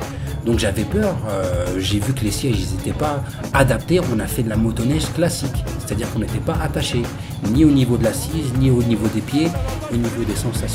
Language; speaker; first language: French; native; French